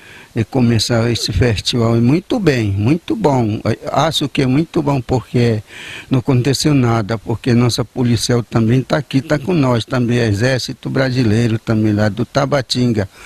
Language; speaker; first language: Portuguese; non-native, local second language; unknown